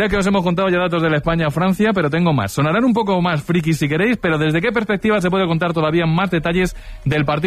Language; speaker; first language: Spanish; native; Spanish